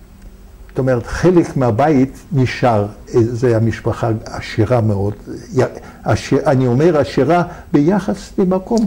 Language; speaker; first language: Hebrew; non-native, fluent; Yiddish